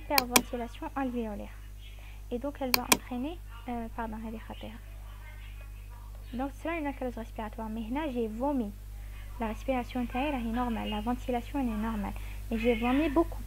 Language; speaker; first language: French; non-native, local second language; Arabic